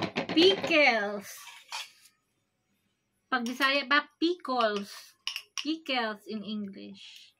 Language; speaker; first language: Filipino; non-native, local second language; Cebuano